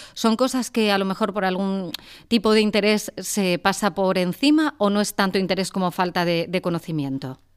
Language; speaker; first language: Spanish; native; Spanish